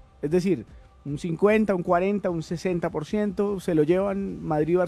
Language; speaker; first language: Spanish; native; Spanish